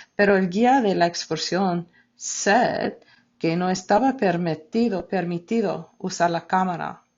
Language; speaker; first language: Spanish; non-native, fluent; English